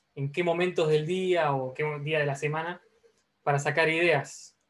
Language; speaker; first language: Spanish; native; Spanish